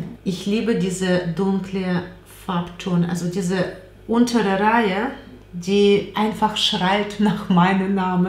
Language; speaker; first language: German; non-native, learner; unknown